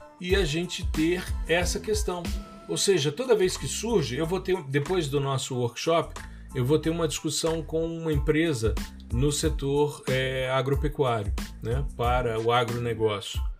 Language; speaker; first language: Portuguese; native; Portuguese